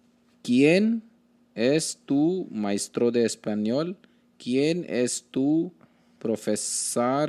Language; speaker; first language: Spanish; non-native, learner; Hindi